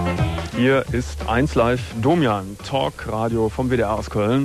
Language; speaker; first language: German; native; German